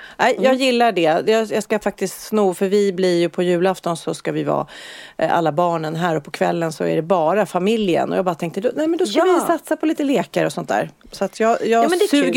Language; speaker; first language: Swedish; native; Swedish